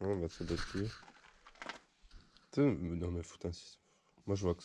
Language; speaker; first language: French; native; French